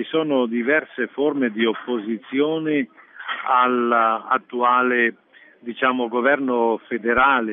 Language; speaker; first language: Italian; native; Italian